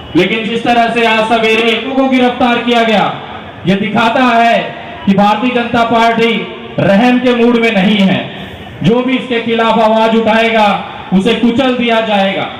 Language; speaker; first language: Hindi; native; Hindi